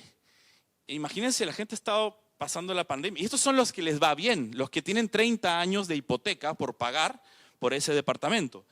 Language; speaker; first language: Spanish; native; Spanish